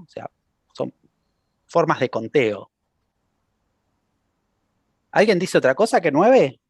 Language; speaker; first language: Spanish; native; Spanish